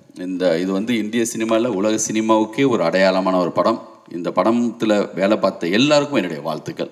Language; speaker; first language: Tamil; native; Tamil